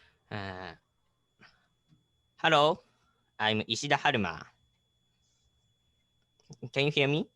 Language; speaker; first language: English; non-native, learner; Japanese